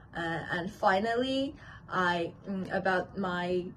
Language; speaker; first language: English; non-native, learner; Chinese